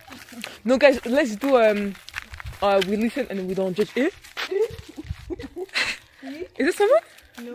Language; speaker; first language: English; non-native, fluent; French